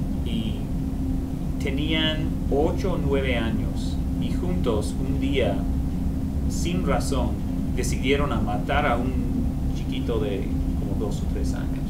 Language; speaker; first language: Spanish; non-native, fluent; English